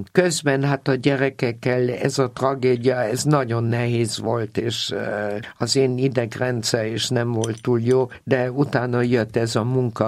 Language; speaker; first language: Hungarian; non-native, fluent; German